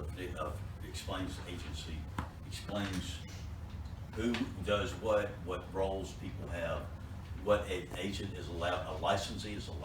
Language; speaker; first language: English; native; English